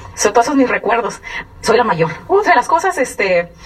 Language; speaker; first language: Spanish; native; Spanish